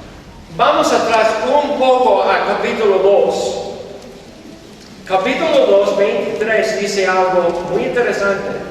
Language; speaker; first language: Spanish; non-native, fluent; English